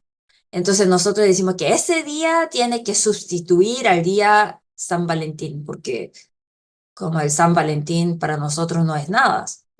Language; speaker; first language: Spanish; non-native, fluent; Korean